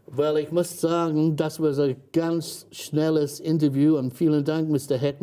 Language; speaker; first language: German; non-native, fluent; English